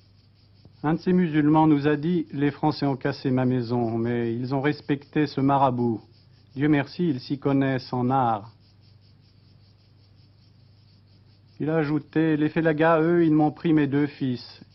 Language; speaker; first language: French; native; French